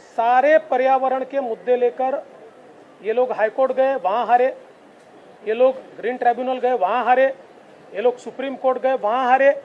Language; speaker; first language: Hindi; non-native, local second language; Marathi